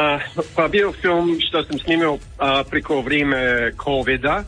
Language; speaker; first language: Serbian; early bilingual, heritage; English